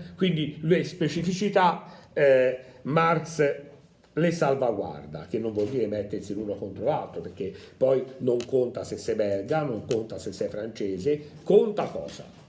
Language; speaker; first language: Italian; native; Italian